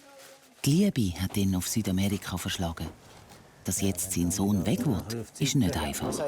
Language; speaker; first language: German; native; German